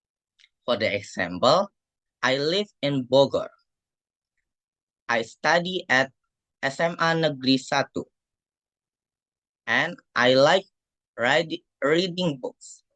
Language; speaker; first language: English; non-native, fluent; Indonesian